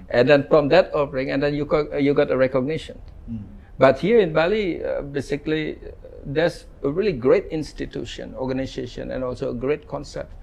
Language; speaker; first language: English; non-native, fluent; Indonesian